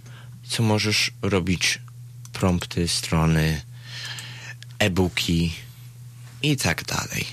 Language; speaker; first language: Polish; early bilingual, heritage; Polish